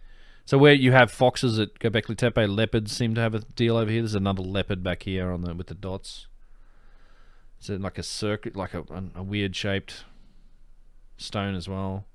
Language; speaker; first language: English; native; English